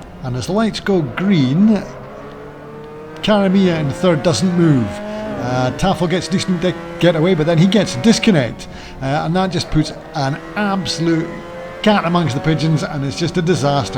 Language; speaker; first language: English; native; English